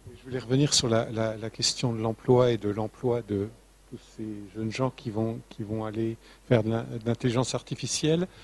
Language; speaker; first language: French; native; French